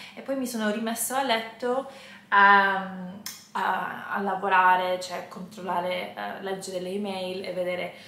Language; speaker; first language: Italian; non-native, fluent; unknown